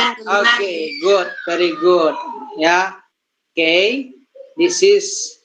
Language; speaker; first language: English; non-native, learner; Indonesian